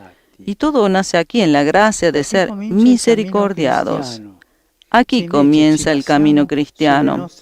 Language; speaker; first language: Spanish; native; Spanish